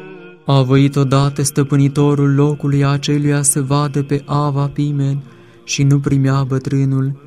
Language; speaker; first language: Romanian; native; Romanian